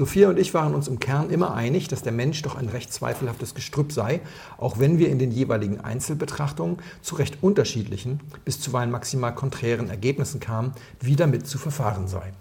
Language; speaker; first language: German; native; German